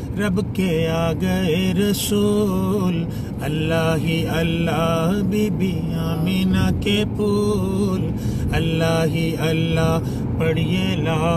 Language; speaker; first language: Urdu; native; Urdu